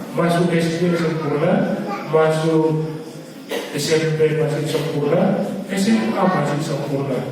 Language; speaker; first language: Indonesian; non-native, local second language; Batak Toba